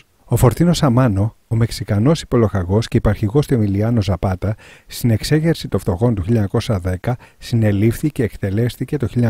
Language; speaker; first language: Greek; native; Greek